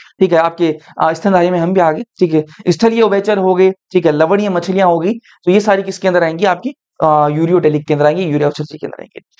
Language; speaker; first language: Hindi; native; Hindi